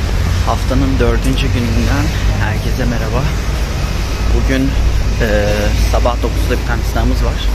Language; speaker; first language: Turkish; native; Turkish